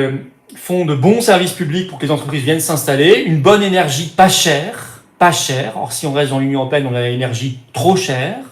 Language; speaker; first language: French; native; French